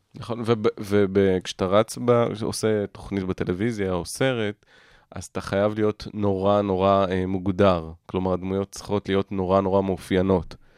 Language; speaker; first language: Hebrew; native; Hebrew